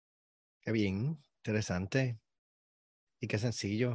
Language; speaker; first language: Spanish; native; Spanish